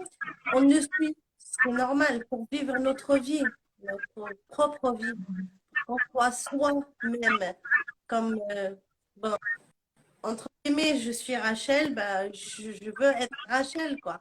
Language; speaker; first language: French; non-native, local second language; Arabic